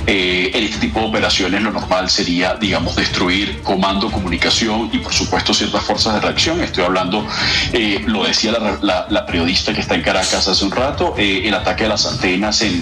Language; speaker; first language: Spanish; native; Spanish